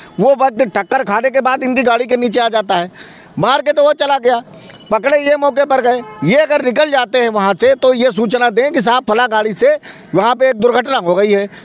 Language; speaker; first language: Hindi; native; Hindi